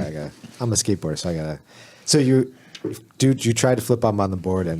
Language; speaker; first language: English; native; English